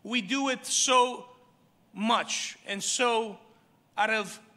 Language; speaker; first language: English; early bilingual, other home language; Romanian